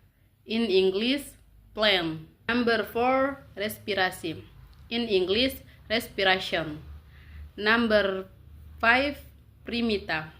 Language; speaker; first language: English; non-native, learner; Indonesian